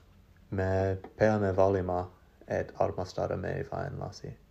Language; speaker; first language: Estonian; non-native, learner; English